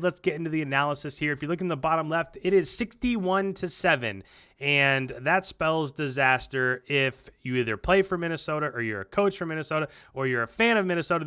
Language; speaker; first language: English; native; English